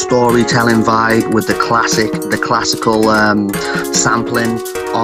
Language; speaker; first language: English; native; English